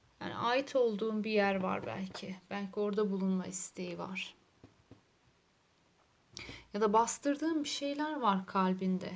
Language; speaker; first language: Turkish; native; Turkish